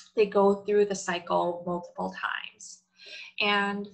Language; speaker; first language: English; non-native, fluent; Korean